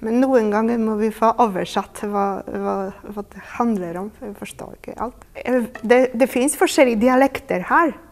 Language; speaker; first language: Norwegian; non-native, fluent; Polish